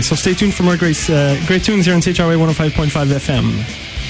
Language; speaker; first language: English; non-native, local second language; French